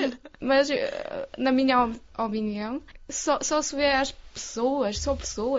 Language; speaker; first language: Portuguese; non-native, learner; Chinese